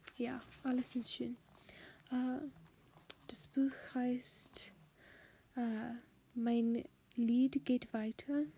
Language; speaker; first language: German; non-native, learner; English